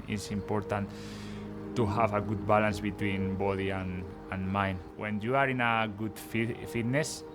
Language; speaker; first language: English; non-native, fluent; Spanish